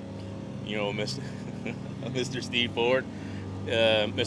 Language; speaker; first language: English; native; English